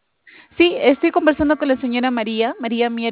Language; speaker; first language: Spanish; native; Spanish